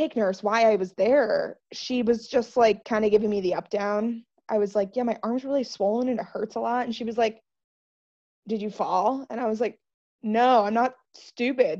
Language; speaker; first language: English; native; English